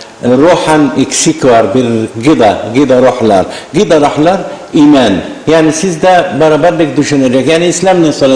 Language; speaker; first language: Turkish; non-native, learner; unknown